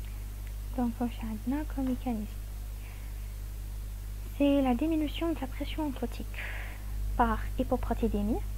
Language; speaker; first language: French; non-native, local second language; Arabic